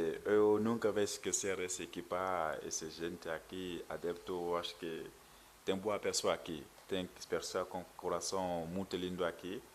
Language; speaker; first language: Portuguese; non-native, learner; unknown